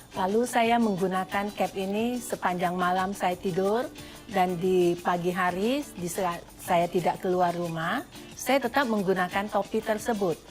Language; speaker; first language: Indonesian; native; Indonesian